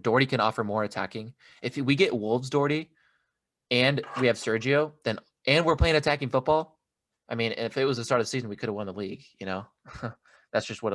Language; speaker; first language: English; native; English